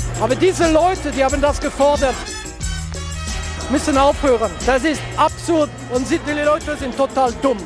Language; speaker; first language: German; non-native, fluent; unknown